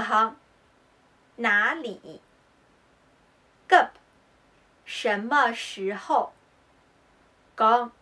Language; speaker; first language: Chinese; non-native, fluent; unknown